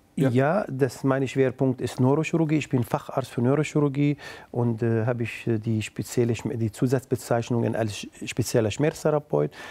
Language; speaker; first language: German; non-native, fluent; Arabic